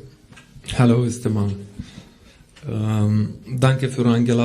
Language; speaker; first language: German; non-native, learner; Romanian